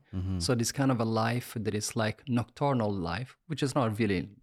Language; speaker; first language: English; non-native, fluent; Italian